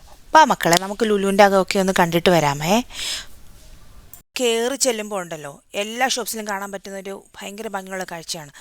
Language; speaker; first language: Malayalam; native; Malayalam